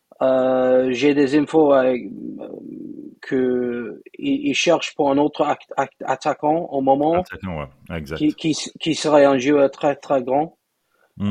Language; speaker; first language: French; non-native, fluent; English